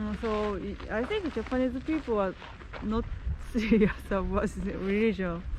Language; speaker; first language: English; non-native, learner; Japanese